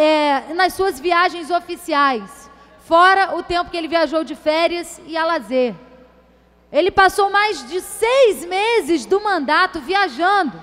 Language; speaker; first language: Portuguese; native; Portuguese